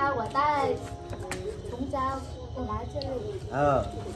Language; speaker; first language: Chinese; non-native, learner; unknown